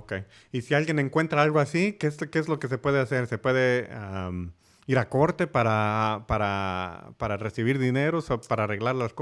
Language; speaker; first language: Spanish; early bilingual, heritage; English